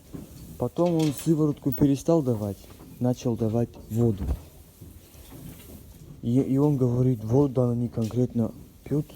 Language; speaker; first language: Russian; non-native, local second language; Ossetic